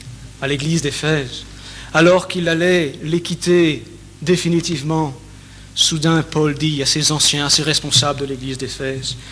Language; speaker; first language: French; native; French